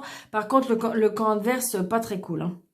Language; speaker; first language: French; native; French